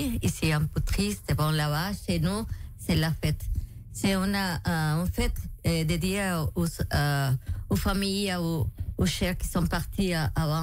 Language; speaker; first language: French; non-native, local second language; Spanish